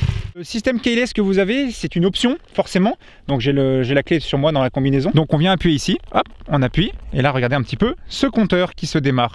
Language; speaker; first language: French; native; French